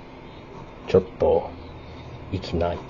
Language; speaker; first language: Japanese; non-native, learner; English